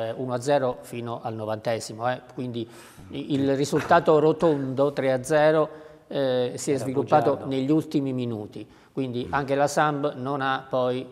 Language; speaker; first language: Italian; native; Italian